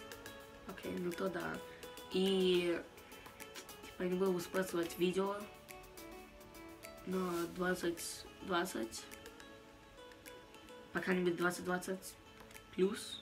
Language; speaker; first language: Russian; early bilingual, heritage; Russian